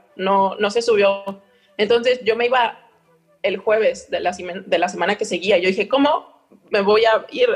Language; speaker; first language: Spanish; native; Spanish